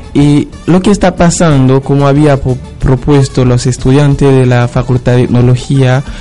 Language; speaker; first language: Spanish; non-native, learner; Haitian Creole